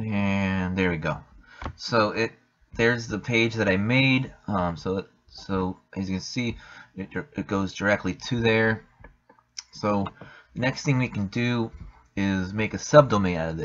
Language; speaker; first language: English; native; English